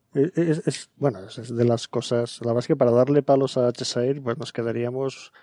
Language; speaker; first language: Spanish; native; Spanish